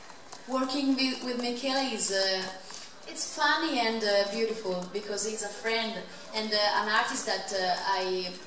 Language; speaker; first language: English; non-native, local second language; Italian